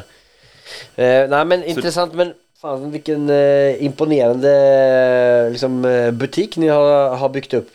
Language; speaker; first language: Swedish; native; Swedish